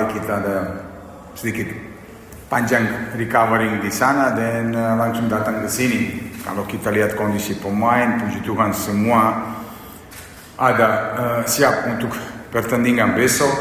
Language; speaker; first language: Indonesian; non-native, fluent; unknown